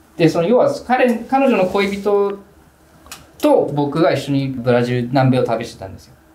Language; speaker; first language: Japanese; native; Japanese